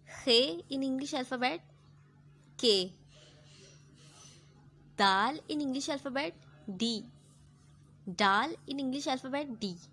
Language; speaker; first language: English; non-native, learner; Urdu